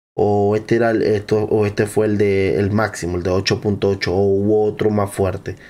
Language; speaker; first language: Spanish; native; Spanish